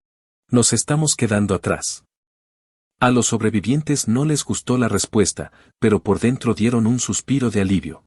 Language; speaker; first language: Spanish; native; Spanish